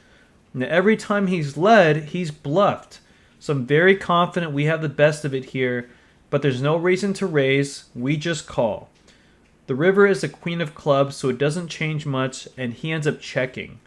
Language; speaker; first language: English; native; English